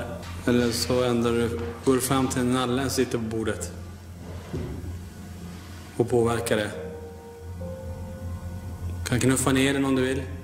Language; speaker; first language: Swedish; native; Swedish